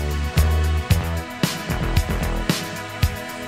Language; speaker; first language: English; native; English